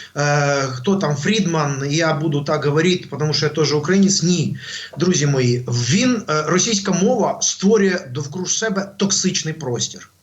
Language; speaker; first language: Ukrainian; native; Ukrainian